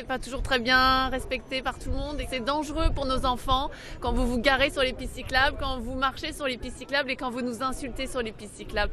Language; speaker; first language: French; native; French